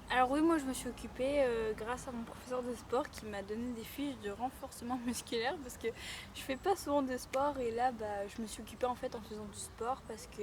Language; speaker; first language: French; native; French